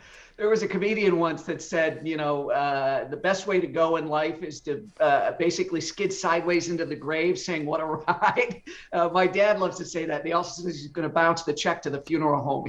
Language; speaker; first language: English; native; English